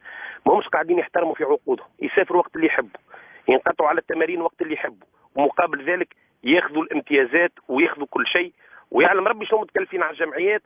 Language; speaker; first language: Arabic; native; Arabic